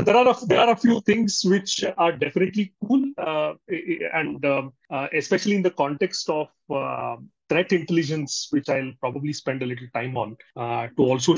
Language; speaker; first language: English; non-native, local second language; Marathi